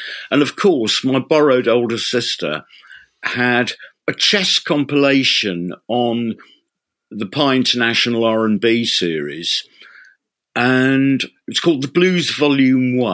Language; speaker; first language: English; native; English